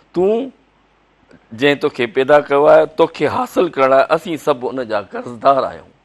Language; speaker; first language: Sindhi; native; Sindhi